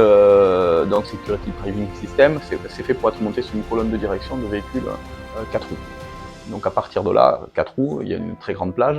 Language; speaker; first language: French; native; French